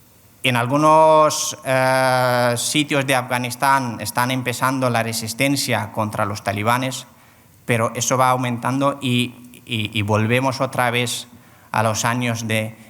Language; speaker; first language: Spanish; non-native, fluent; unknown